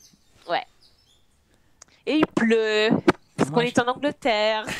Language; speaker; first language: French; non-native, fluent; English